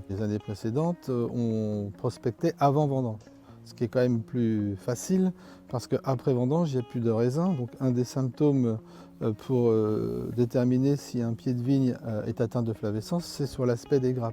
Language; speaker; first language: French; native; French